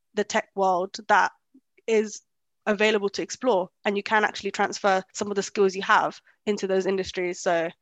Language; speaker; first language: English; early bilingual, other home language; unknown